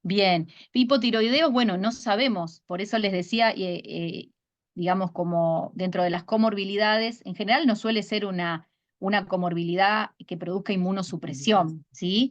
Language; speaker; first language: Spanish; native; Spanish